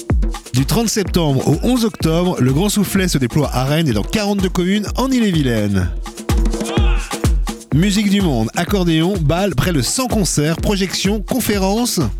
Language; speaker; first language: French; native; French